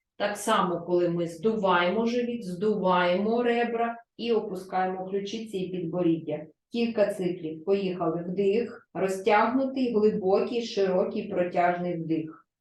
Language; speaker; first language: Ukrainian; non-native, local second language; Russian